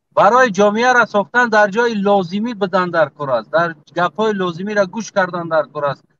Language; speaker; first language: Tajik; native; Tajik